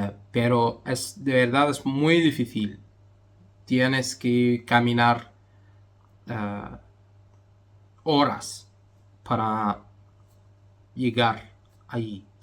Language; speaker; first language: Spanish; non-native, fluent; Arabic